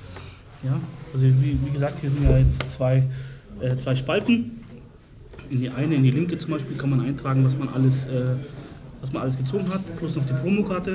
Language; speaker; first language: German; native; German